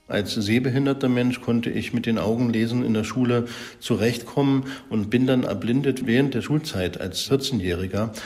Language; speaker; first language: German; native; German